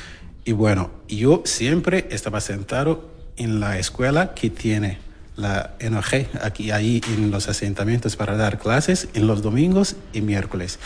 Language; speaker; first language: Spanish; non-native, learner; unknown